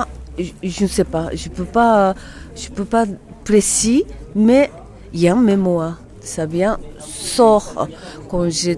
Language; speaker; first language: French; non-native, learner; Japanese